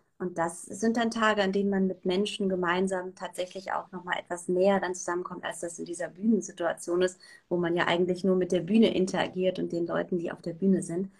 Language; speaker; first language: German; early bilingual, other home language; Persian